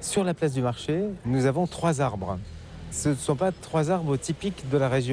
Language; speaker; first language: French; native; French